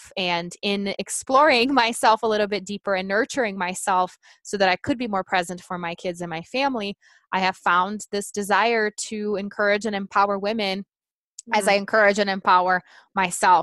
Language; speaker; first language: English; non-native, fluent; Portuguese